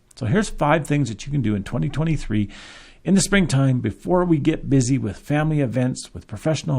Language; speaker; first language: English; native; English